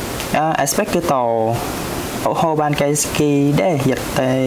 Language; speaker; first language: Japanese; non-native, learner; Vietnamese